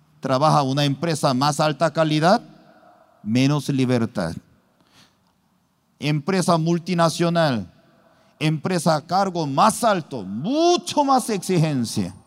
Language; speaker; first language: Spanish; non-native, learner; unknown